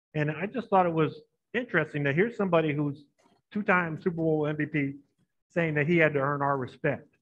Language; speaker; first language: English; native; English